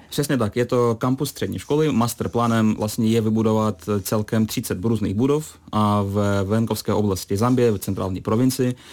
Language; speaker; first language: Czech; non-native, fluent; Russian